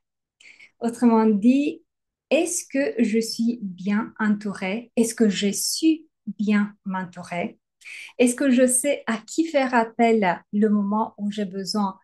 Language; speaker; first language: French; native; French